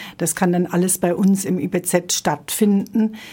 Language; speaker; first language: German; native; German